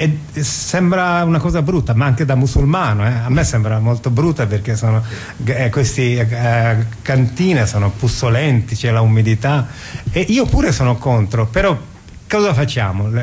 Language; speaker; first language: Italian; non-native, fluent; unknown